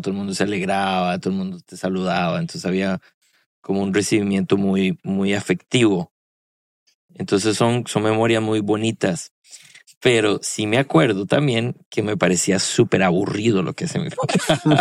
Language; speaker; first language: Spanish; early bilingual, heritage; Spanish